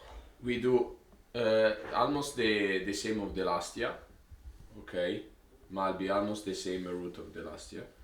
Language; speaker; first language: English; non-native, learner; Italian